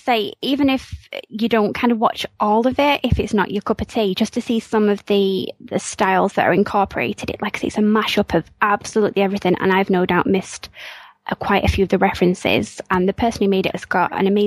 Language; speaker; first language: English; native; English